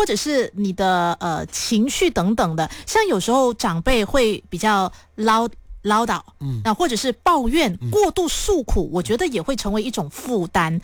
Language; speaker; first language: Chinese; native; Chinese